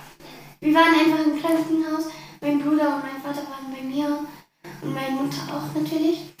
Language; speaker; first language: German; early bilingual, other home language; Arabic